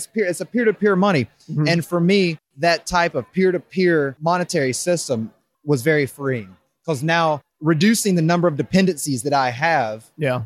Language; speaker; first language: English; native; English